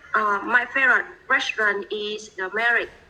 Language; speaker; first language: English; non-native, learner; Vietnamese